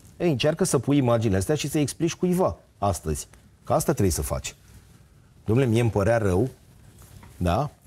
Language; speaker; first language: Romanian; native; Romanian